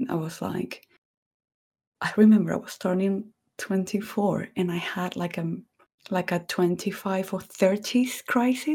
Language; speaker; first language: English; non-native, fluent; Spanish